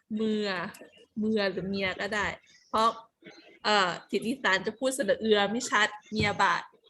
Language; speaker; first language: Thai; native; Thai